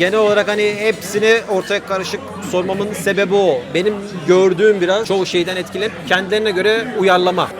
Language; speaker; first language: Turkish; native; Turkish